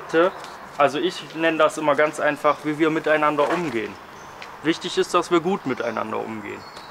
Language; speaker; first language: German; native; German